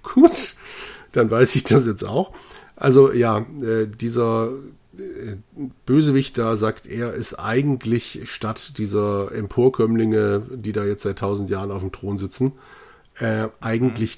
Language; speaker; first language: German; native; German